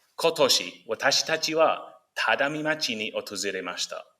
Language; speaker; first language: Japanese; non-native, fluent; English